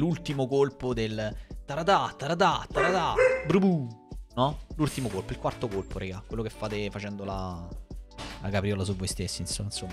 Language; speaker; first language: Italian; native; Italian